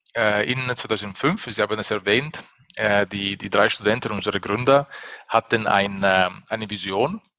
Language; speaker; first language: German; non-native, fluent; Italian